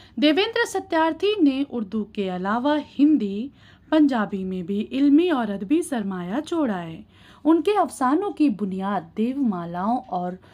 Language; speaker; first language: Urdu; native; Urdu